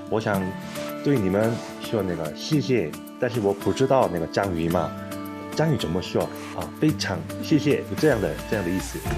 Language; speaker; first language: Chinese; non-native, learner; Korean